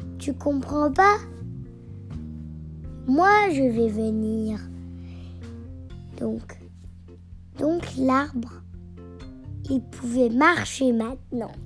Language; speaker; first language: French; non-native, learner; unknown